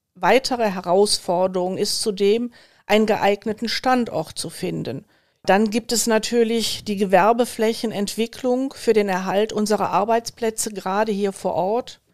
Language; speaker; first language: German; native; German